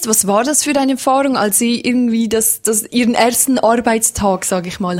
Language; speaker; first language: German; native; German